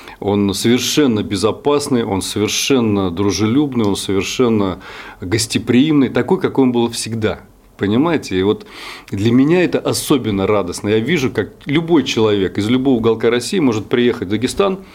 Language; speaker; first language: Russian; native; Russian